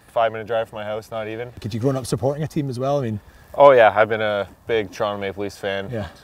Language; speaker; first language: English; native; English